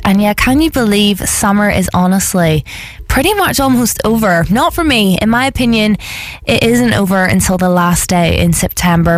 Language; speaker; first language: English; native; English